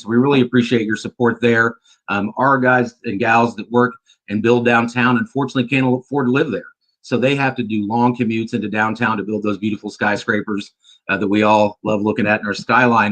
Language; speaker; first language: English; native; English